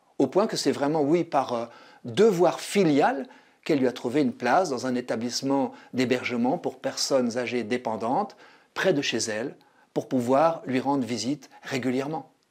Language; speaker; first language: French; native; French